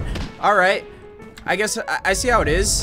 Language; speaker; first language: English; native; English